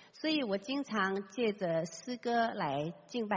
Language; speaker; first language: Chinese; native; Chinese